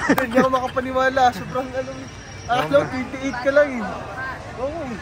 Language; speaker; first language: Filipino; non-native, local second language; Maranao